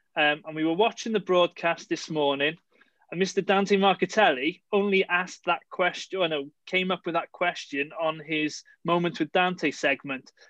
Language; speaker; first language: English; native; English